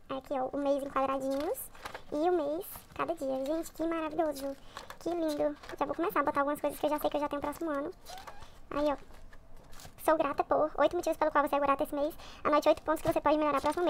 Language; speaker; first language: Portuguese; native; Portuguese